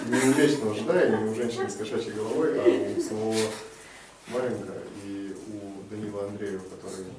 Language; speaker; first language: Russian; native; Russian